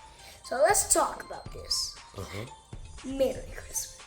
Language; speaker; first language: English; native; English